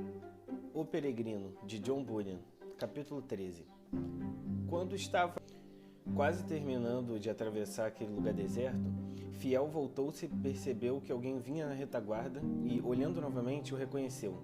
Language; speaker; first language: Portuguese; native; Portuguese